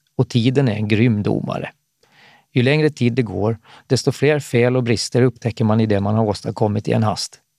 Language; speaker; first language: Swedish; native; Swedish